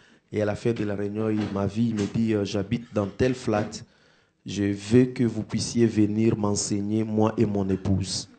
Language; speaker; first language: French; non-native, local second language; Lingala